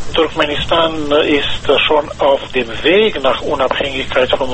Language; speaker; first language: German; non-native, fluent; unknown